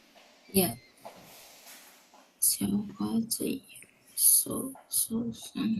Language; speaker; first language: Chinese; non-native, learner; Indonesian